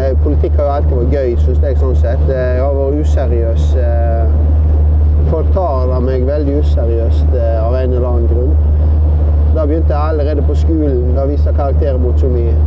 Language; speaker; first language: Norwegian; native; Norwegian